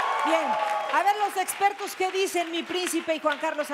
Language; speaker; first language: Spanish; native; Spanish